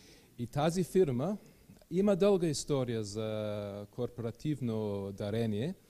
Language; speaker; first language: Bulgarian; non-native, learner; English